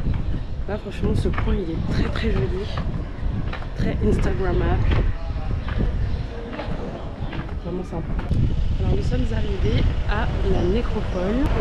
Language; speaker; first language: French; native; French